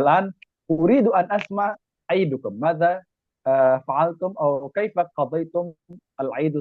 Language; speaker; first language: Arabic; non-native, fluent; Indonesian